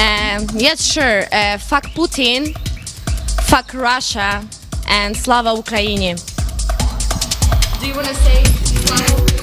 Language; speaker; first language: English; non-native, local second language; Ukrainian